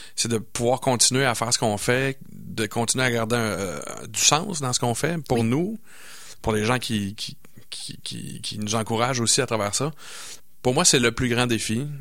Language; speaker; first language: French; native; French